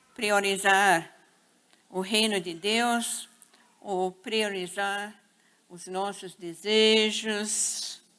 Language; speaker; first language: Portuguese; non-native, fluent; English